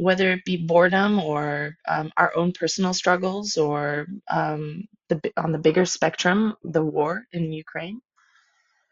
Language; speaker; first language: English; native; English